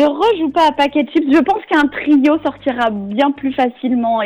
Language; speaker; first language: French; native; French